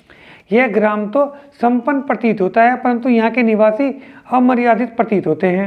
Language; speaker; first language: Hindi; native; Hindi